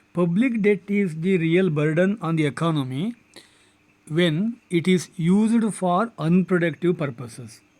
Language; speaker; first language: English; non-native, local second language; Kannada